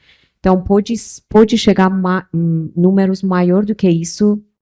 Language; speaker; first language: Portuguese; non-native, local second language; Persian